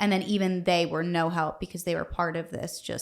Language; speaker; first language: English; native; English